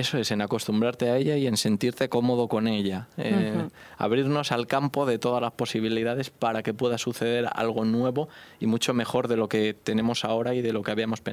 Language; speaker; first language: Spanish; native; Spanish